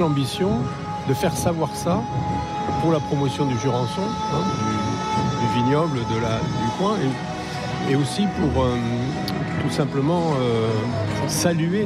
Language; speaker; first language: French; native; French